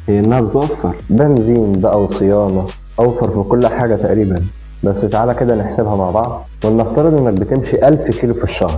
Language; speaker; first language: Arabic; native; Arabic